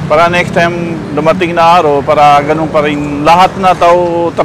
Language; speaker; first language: Filipino; non-native, learner; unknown